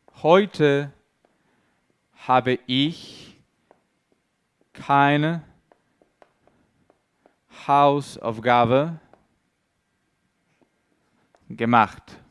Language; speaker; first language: German; non-native, fluent; Spanish